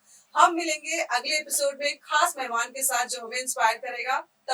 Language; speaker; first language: Hindi; native; Hindi